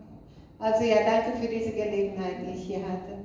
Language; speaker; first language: German; non-native, fluent; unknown